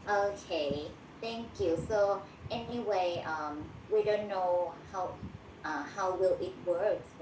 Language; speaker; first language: English; non-native, fluent; Thai